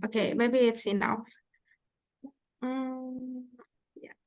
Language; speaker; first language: English; non-native, fluent; Indonesian